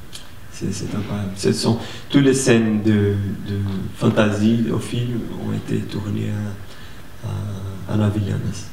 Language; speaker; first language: French; non-native, fluent; Portuguese